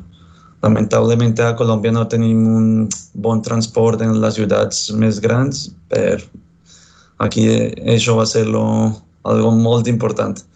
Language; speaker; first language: Catalan; non-native, fluent; Spanish